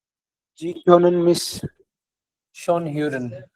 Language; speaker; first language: German; non-native, fluent; Hindi